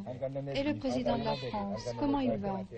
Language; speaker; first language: French; native; French